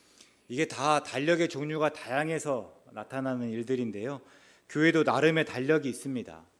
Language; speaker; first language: Korean; native; Korean